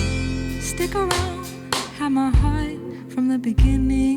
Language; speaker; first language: English; native; English